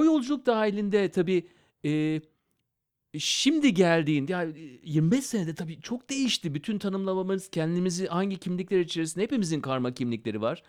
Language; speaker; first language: Turkish; native; Turkish